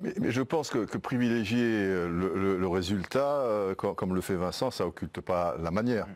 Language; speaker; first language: French; native; French